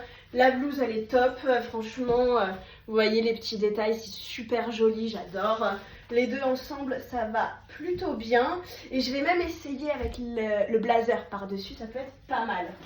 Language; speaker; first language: French; native; French